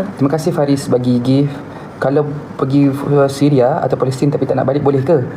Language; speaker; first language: Malay; native; Malay